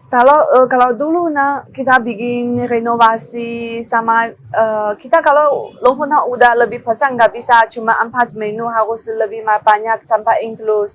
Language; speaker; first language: Indonesian; non-native, learner; Chinese